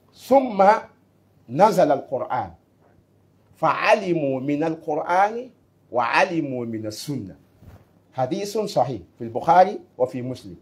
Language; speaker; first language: Arabic; non-native, fluent; Mossi